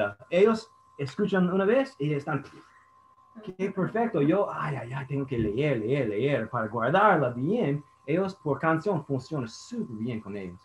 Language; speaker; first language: Spanish; non-native, fluent; English